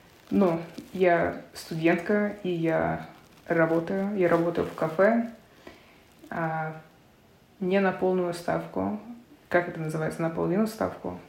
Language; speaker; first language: Russian; non-native, fluent; English